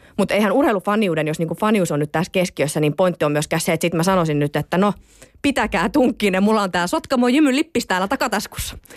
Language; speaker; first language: Finnish; native; Finnish